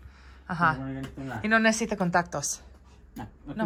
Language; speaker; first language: Spanish; non-native, learner; English